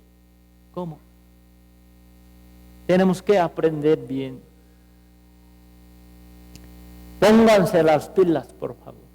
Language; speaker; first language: Spanish; non-native, fluent; Korean